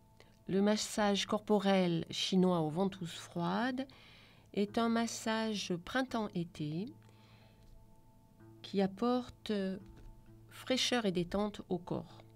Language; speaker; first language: French; native; French